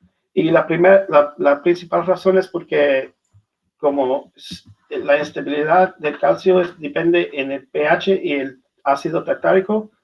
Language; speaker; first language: Spanish; non-native, learner; English